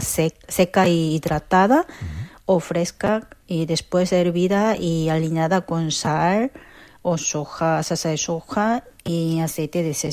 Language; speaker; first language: Spanish; non-native, fluent; Korean